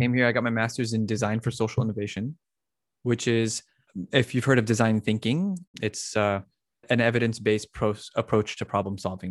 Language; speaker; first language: English; native; English